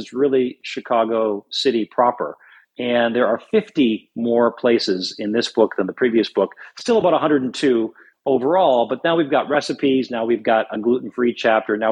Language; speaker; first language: English; native; English